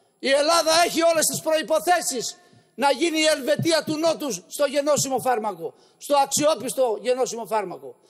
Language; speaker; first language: Greek; native; Greek